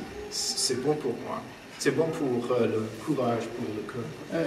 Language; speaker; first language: French; non-native, fluent; English